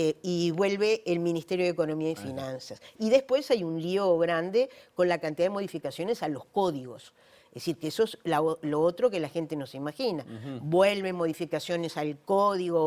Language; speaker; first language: Spanish; native; Spanish